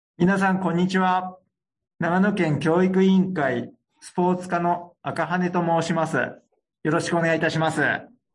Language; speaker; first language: Japanese; native; Japanese